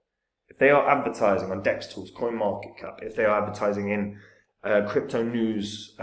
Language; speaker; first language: English; native; English